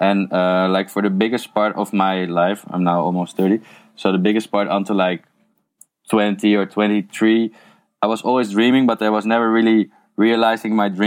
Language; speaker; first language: English; non-native, fluent; Dutch